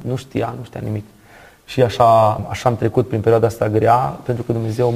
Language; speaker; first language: Romanian; native; Romanian